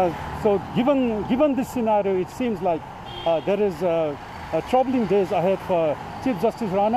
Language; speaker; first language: English; non-native, local second language; Nepali